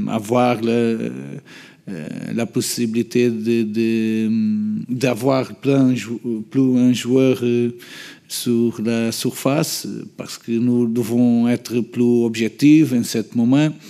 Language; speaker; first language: French; non-native, learner; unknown